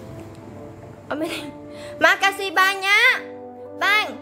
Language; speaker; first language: Indonesian; non-native, learner; Vietnamese